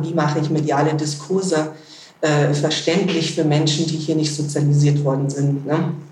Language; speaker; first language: German; native; German